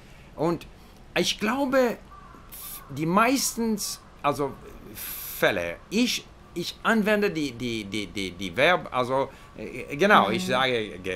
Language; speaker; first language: German; non-native, learner; English